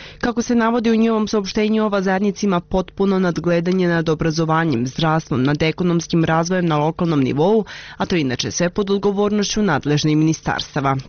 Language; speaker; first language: Serbian; non-native, local second language; Albanian